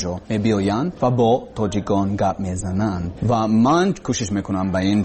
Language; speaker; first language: Persian; non-native, learner; English